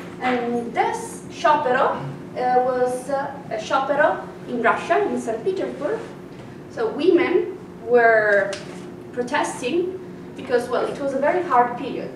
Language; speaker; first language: English; non-native, fluent; Italian